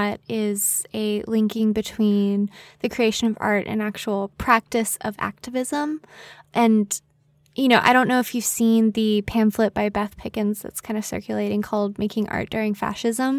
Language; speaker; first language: English; native; English